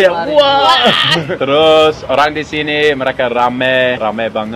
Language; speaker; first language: Indonesian; non-native, learner; English